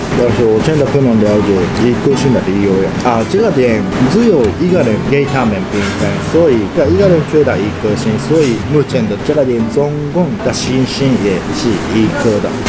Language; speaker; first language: Chinese; non-native, fluent; Japanese